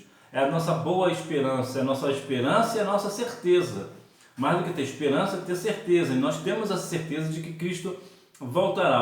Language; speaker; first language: Portuguese; native; Portuguese